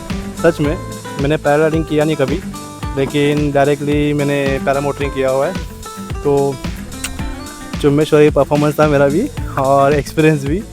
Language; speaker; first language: Hindi; native; Hindi